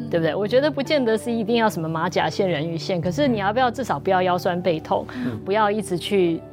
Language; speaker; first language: Chinese; native; Chinese